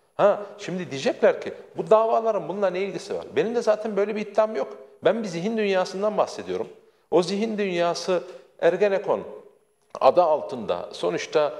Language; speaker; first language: Turkish; early bilingual, heritage; Turkish